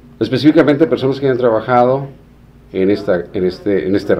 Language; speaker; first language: Spanish; native; Spanish